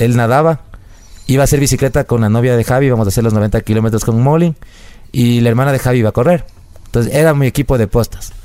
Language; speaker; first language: Spanish; native; Spanish